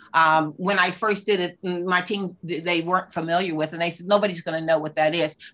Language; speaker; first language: English; native; English